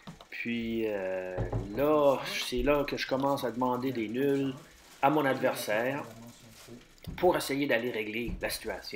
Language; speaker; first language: French; native; French